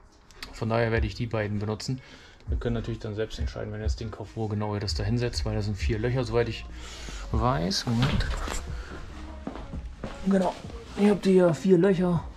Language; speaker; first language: German; native; German